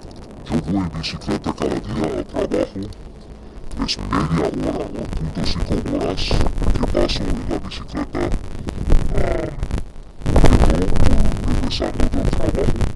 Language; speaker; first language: Spanish; non-native, fluent; English